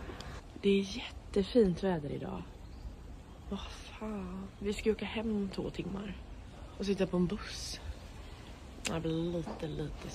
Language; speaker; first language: Swedish; native; Swedish